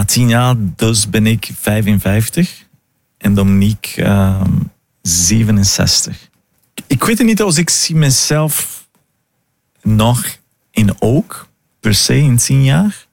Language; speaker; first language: Dutch; non-native, learner; Portuguese